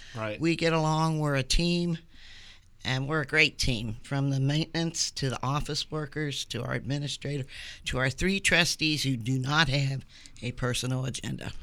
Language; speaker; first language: English; native; English